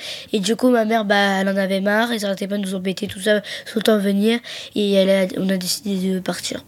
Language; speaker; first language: French; early bilingual, other home language; Arabic